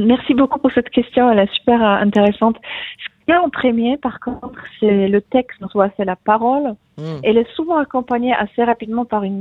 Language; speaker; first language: French; non-native, fluent; Polish